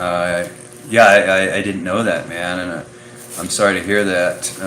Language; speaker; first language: English; native; English